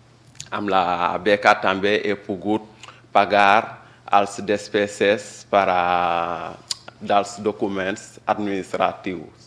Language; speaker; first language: Catalan; non-native, learner; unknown